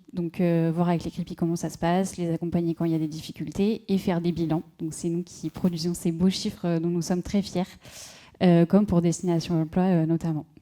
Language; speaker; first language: French; native; French